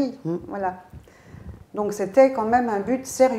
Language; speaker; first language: French; native; French